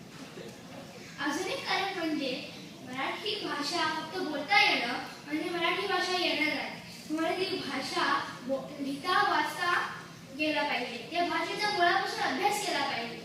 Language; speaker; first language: Marathi; early bilingual, heritage; Marathi